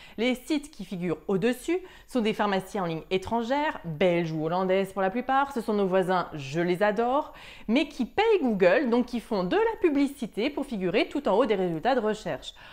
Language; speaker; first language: French; native; French